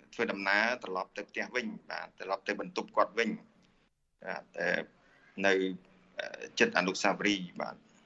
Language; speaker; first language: Khmer; native; Khmer